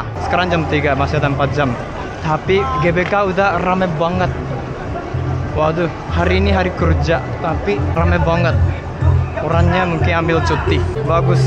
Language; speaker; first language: Indonesian; non-native, fluent; Japanese